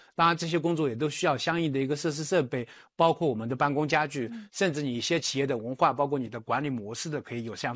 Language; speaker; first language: Chinese; native; Chinese